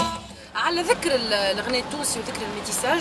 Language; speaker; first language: Arabic; native; Arabic